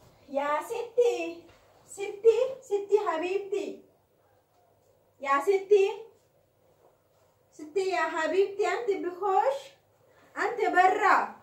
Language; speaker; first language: Arabic; non-native, learner; Oromo